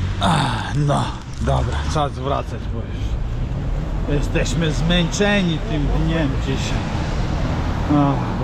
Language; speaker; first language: Polish; non-native, fluent; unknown